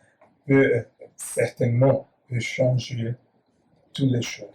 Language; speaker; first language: French; non-native, learner; Portuguese